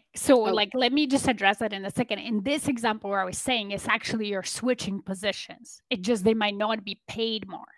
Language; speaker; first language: English; non-native, fluent; Polish